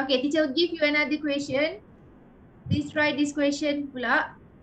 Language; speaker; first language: English; non-native, local second language; Malay